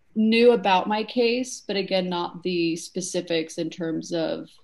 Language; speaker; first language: English; native; English